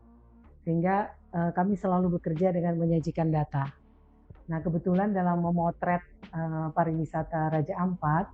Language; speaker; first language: Indonesian; native; Indonesian